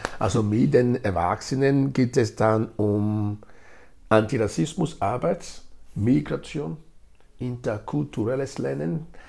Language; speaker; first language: German; non-native, fluent; Bini